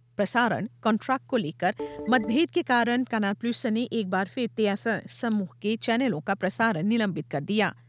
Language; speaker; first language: Hindi; non-native, local second language; Morisyen